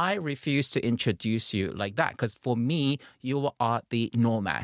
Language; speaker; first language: English; non-native, fluent; Chinese